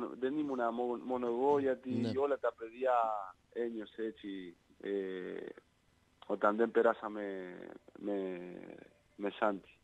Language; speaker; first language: Greek; non-native, learner; Spanish